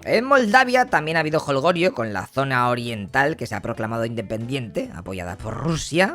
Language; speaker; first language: Spanish; native; Spanish